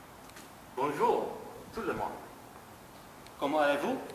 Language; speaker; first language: French; non-native, learner; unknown